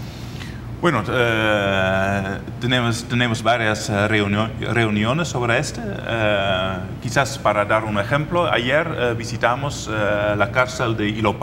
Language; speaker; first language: Spanish; non-native, fluent; Dutch